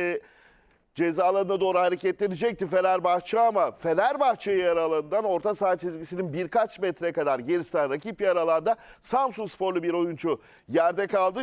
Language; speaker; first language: Turkish; native; Turkish